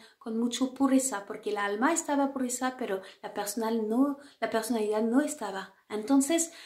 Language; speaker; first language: Spanish; non-native, learner; French